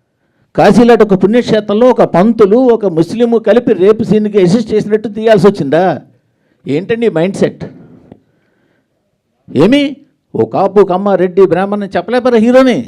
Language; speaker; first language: Telugu; native; Telugu